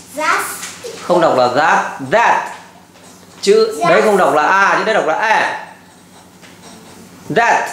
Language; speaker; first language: Vietnamese; native; Vietnamese